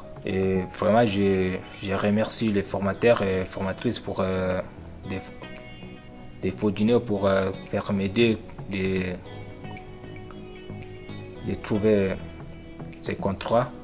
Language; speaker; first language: French; non-native, learner; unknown